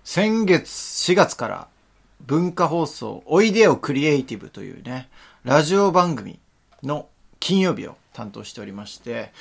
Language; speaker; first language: Japanese; native; Japanese